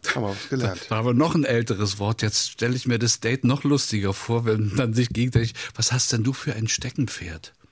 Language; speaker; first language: German; native; German